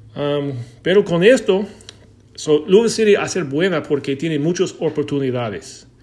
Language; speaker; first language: Spanish; non-native, learner; English